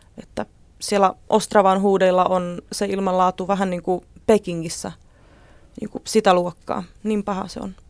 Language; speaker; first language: Finnish; non-native, fluent; Czech